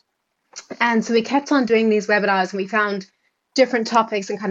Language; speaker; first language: English; native; English